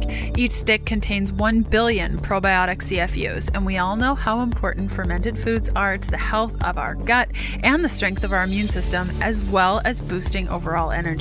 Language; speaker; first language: English; native; English